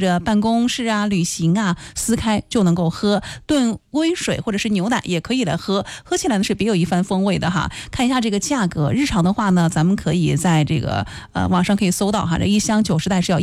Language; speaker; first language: Chinese; native; Chinese